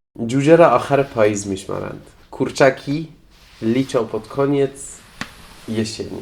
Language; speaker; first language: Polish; non-native, fluent; Persian